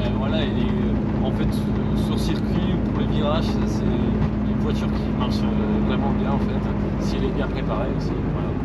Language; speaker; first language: French; non-native, fluent; Spanish